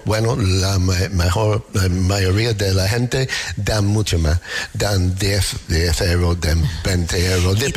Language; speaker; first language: Spanish; non-native, learner; English